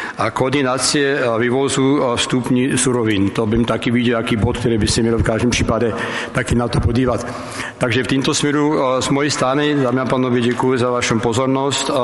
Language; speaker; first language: Czech; non-native, fluent; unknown